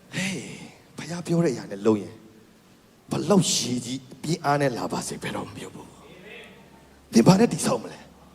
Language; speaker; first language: Burmese; non-native, local second language; Kachin